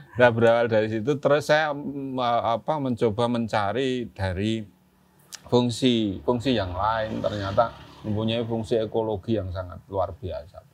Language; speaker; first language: Indonesian; non-native, local second language; Javanese